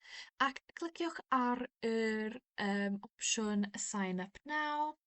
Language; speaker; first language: Welsh; non-native, local second language; English